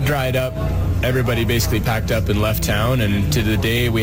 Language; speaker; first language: English; native; English